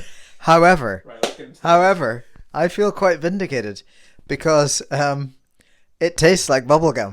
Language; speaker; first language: English; native; English